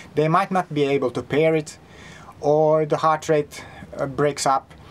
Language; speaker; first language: English; non-native, fluent; Finnish